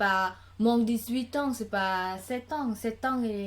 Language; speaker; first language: French; non-native, learner; Khmer